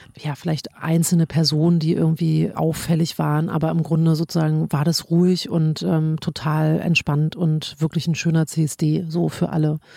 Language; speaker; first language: German; native; German